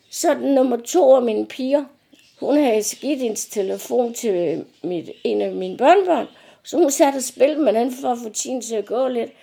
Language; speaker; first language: Danish; native; Danish